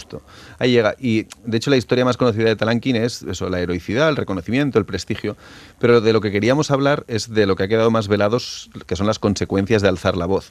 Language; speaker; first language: Spanish; native; Spanish